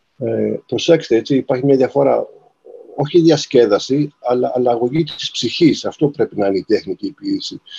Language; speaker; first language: Greek; native; Greek